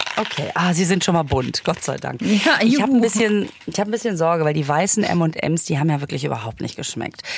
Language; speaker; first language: German; native; German